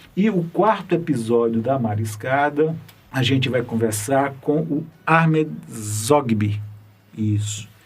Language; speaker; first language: Portuguese; native; Portuguese